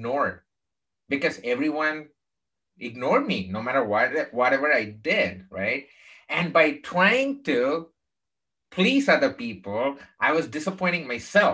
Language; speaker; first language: English; non-native, local second language; Tamil